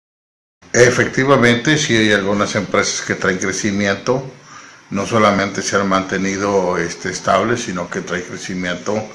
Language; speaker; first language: Spanish; native; Spanish